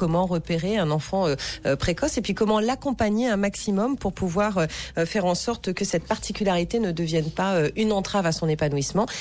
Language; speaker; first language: French; native; French